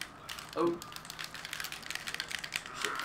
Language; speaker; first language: English; native; English